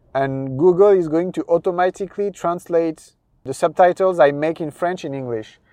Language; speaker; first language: English; non-native, fluent; French